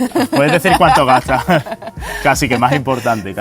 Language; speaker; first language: Spanish; native; Spanish